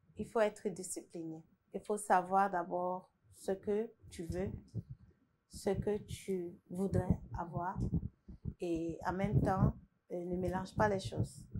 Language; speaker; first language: French; non-native, fluent; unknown